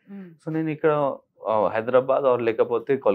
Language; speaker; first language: Telugu; non-native, learner; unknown